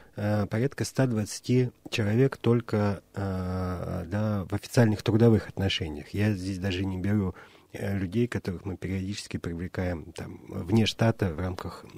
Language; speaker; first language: Russian; native; Russian